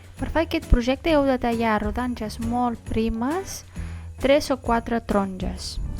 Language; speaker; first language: Catalan; non-native, local second language; Spanish